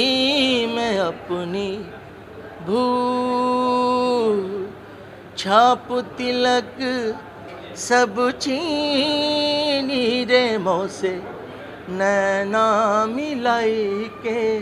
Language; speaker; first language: Hindi; native; Hindi